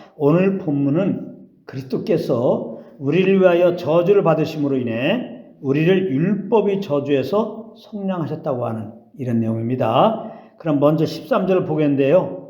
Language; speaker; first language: Korean; native; Korean